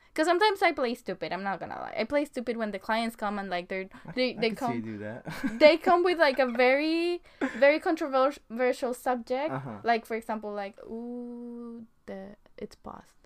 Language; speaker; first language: English; non-native, fluent; Spanish